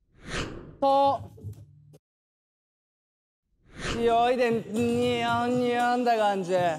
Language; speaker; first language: Chinese; non-native, learner; Thai